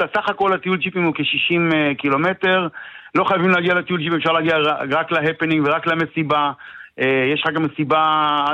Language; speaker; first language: Hebrew; native; Hebrew